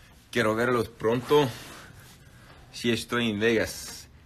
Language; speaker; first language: Spanish; non-native, learner; English